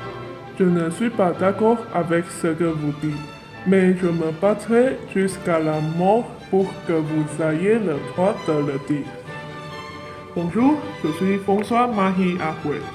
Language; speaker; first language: French; non-native, learner; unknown